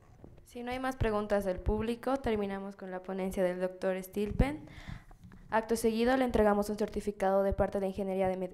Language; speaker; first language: Spanish; native; Spanish